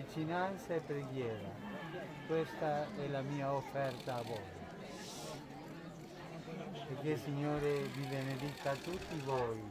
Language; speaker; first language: Italian; non-native, fluent; Spanish